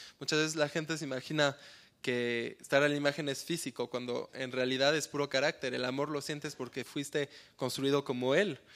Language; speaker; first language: Spanish; early bilingual, heritage; Spanish